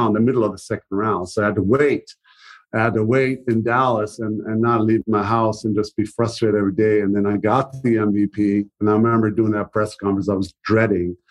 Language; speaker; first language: English; non-native, fluent; German